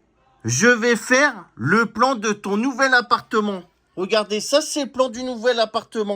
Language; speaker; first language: French; native; French